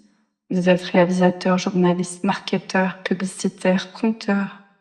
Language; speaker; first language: French; native; French